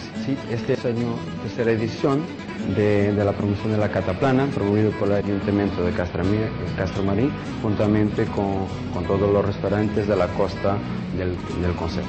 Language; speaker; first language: Spanish; non-native, fluent; Portuguese